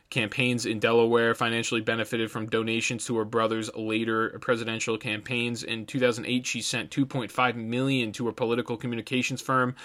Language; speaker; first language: English; native; English